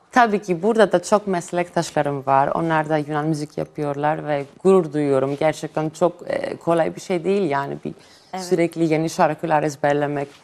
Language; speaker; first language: Turkish; non-native, fluent; Greek